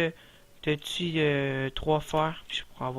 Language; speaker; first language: French; native; French